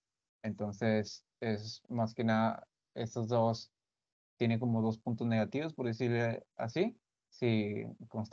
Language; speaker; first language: Spanish; native; Spanish